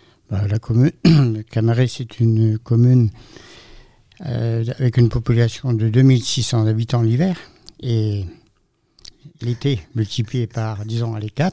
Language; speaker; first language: French; native; French